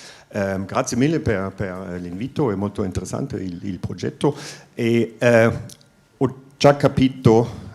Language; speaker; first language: Italian; non-native, fluent; German